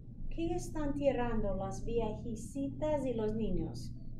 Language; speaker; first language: Spanish; non-native, fluent; English